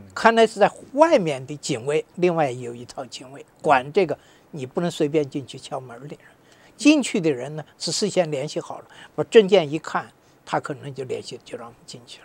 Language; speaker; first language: Chinese; native; Chinese